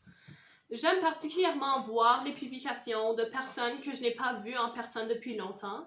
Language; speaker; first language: French; non-native, fluent; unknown